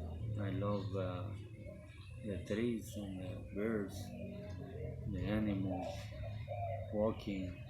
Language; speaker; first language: English; non-native, learner; Spanish